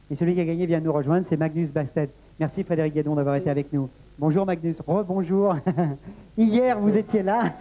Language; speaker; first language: French; native; French